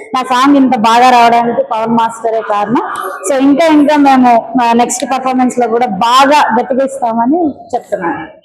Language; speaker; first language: Telugu; native; Telugu